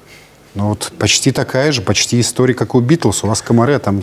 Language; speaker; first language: Russian; native; Russian